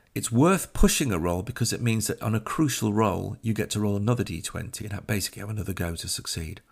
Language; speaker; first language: English; native; English